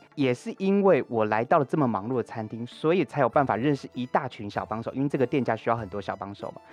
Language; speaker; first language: Chinese; native; Chinese